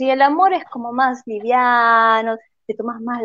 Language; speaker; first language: Spanish; native; Spanish